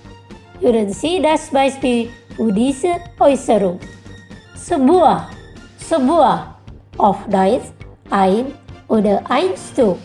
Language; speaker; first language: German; non-native, learner; Indonesian